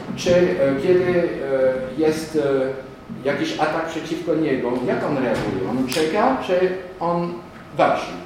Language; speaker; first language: Polish; non-native, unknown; French